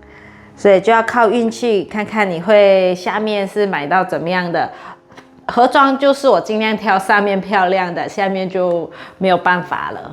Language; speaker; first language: Chinese; native; Chinese